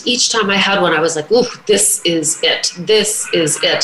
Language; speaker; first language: English; native; English